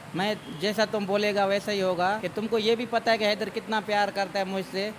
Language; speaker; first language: Urdu; non-native, local second language; Saraiki